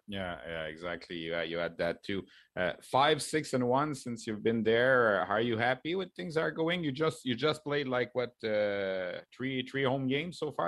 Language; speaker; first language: English; non-native, fluent; French